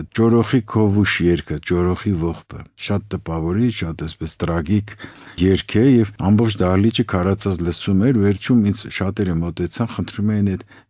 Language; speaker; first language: Armenian; native; Armenian